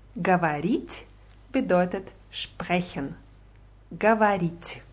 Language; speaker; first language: German; non-native, fluent; Russian